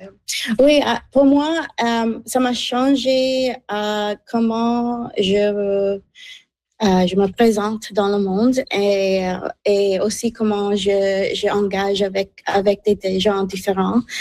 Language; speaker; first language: French; non-native, fluent; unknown